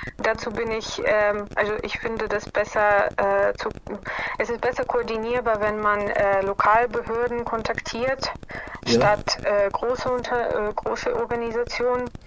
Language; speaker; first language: German; non-native, fluent; Russian